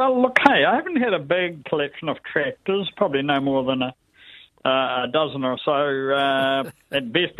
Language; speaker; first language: English; native; English